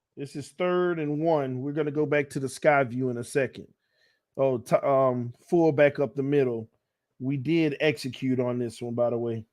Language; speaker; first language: English; native; English